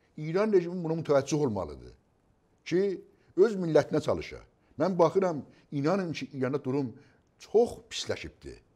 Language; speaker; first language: Azerbaijani; native; Azerbaijani